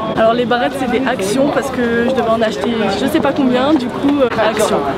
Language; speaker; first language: French; native; French